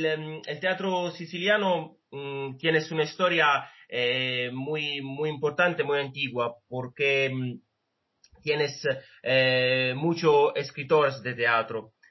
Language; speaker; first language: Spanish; non-native, learner; Italian